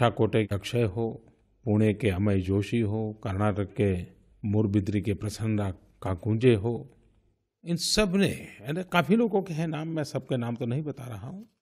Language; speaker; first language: Hindi; non-native, local second language; Gujarati